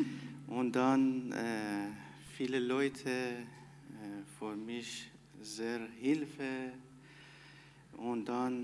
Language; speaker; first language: German; non-native, learner; Persian